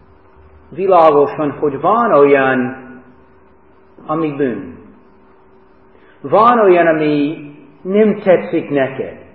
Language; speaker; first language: Hungarian; non-native, fluent; English